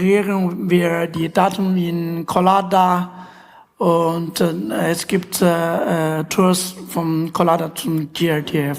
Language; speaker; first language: German; non-native, learner; Chinese